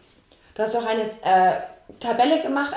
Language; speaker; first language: German; native; German